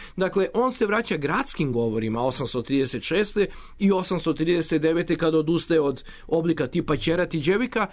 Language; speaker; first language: Serbian; native; Serbian